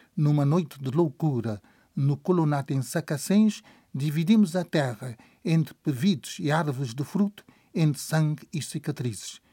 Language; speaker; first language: Portuguese; non-native, local second language; Kabuverdianu